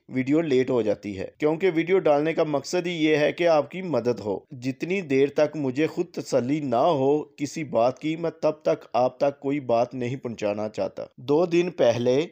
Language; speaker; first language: Urdu; non-native, local second language; Punjabi